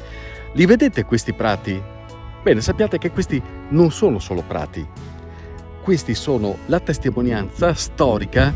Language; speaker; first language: Italian; native; Italian